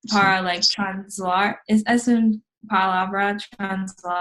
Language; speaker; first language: Spanish; non-native, learner; English